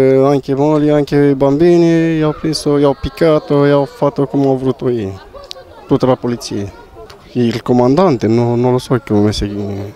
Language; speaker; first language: Italian; non-native, learner; Romanian